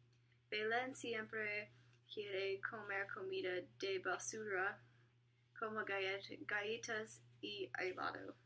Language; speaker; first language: Spanish; non-native, learner; English